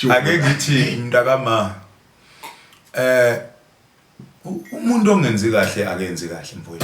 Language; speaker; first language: Zulu; native; Zulu